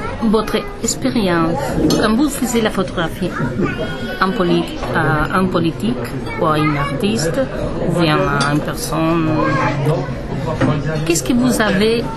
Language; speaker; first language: French; non-native, learner; Spanish